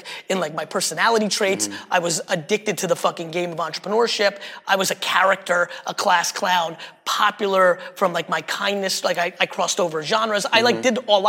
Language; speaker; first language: English; early bilingual, other home language; Russian